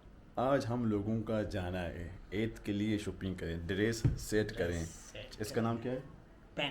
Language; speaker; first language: Hindi; non-native, local second language; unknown